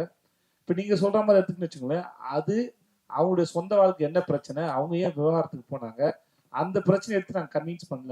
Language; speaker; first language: Tamil; native; Tamil